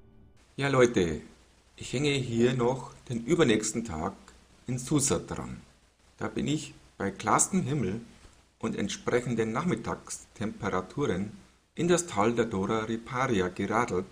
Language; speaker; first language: German; native; German